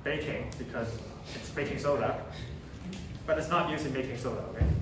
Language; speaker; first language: English; non-native, local second language; Chinese